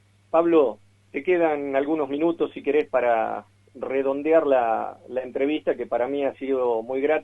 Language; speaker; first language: Spanish; native; Spanish